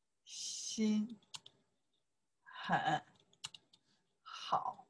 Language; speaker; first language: Chinese; non-native, learner; English